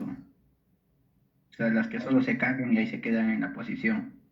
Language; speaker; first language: Spanish; native; Spanish